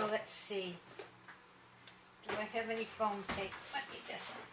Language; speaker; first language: English; native; English